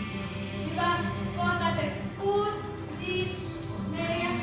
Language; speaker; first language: Finnish; native; Finnish